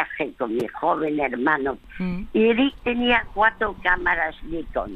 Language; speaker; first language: Spanish; early bilingual, other home language; French